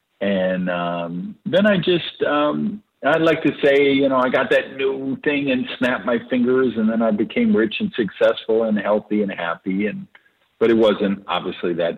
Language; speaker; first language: English; native; English